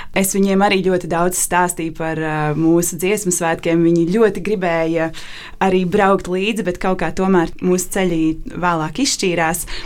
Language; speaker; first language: Latvian; native; Latvian